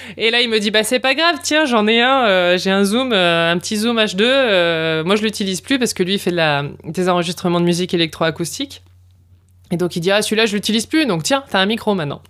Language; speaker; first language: French; native; French